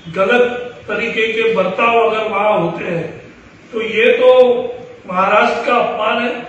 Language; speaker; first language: Hindi; non-native, local second language; Marathi